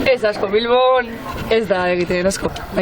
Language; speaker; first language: Basque; non-native, learner; Spanish